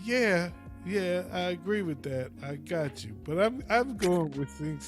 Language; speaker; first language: English; native; English